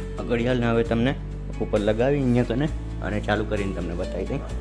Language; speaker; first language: Gujarati; native; Gujarati